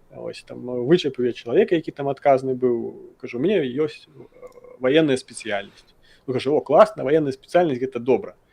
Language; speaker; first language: Belarusian; non-native, local second language; Russian